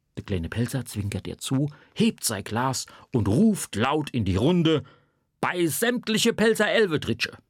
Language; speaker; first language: German; native; German